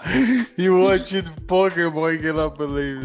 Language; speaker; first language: English; non-native, fluent; Portuguese